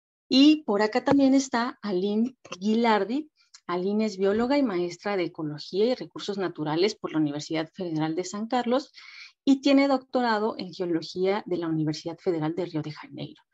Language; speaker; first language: Spanish; native; Spanish